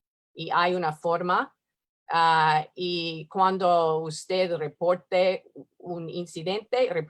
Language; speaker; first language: Spanish; non-native, learner; English